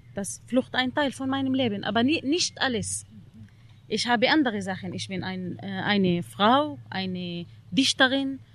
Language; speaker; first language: German; non-native, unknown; Arabic